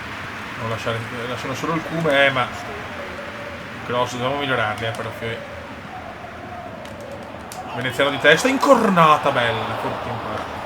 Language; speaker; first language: Italian; native; Italian